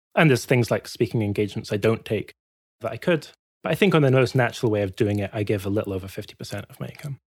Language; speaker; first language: English; native; English